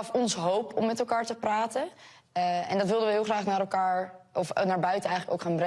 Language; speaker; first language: Dutch; native; Dutch